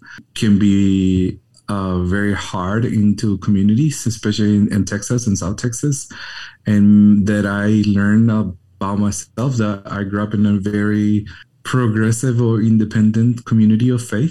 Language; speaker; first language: English; non-native, fluent; Spanish